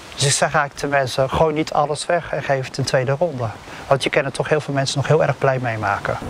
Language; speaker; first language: Dutch; native; Dutch